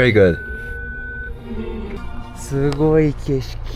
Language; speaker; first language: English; non-native, learner; Japanese